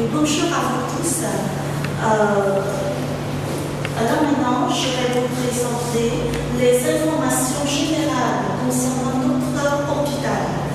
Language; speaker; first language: French; non-native, fluent; Vietnamese